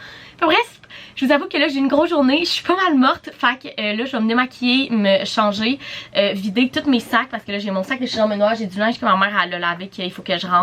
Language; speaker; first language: French; native; French